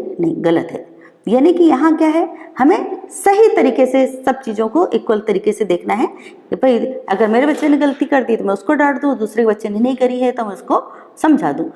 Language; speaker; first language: Hindi; native; Hindi